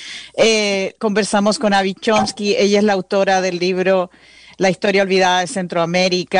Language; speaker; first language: Spanish; native; Spanish